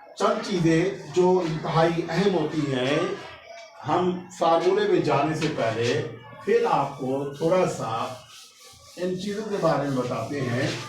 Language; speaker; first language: Urdu; non-native, local second language; Saraiki